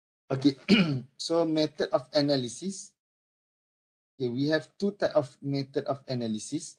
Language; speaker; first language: English; non-native, local second language; Malay